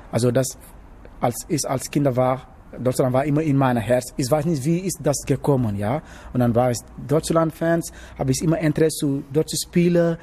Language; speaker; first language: German; non-native, learner; Wolof